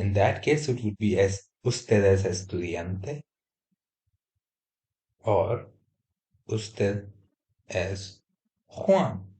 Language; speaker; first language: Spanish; non-native, fluent; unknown